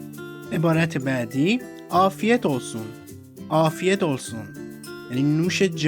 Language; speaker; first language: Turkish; non-native, fluent; Persian